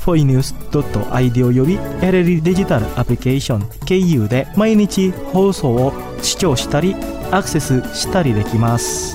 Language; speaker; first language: Japanese; non-native, fluent; Indonesian